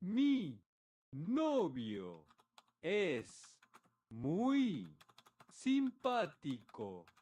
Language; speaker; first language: Spanish; non-native, learner; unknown